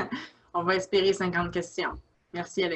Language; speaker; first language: French; native; French